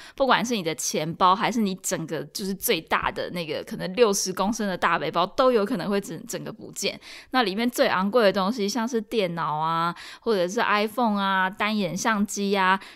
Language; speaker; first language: Chinese; native; Chinese